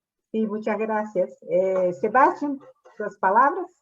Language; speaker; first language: Spanish; non-native, fluent; Portuguese